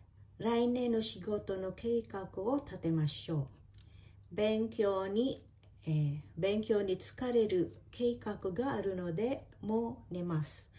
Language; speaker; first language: Japanese; non-native, fluent; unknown